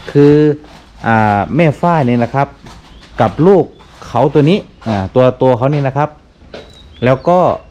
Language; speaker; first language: Thai; native; Thai